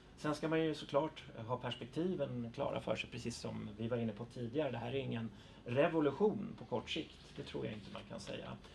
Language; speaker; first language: Swedish; native; Swedish